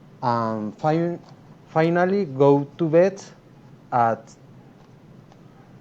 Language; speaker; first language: English; non-native, learner; Spanish